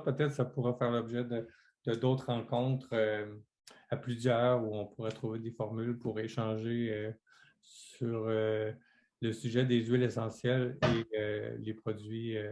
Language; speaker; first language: French; native; French